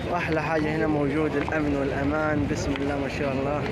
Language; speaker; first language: Arabic; native; Arabic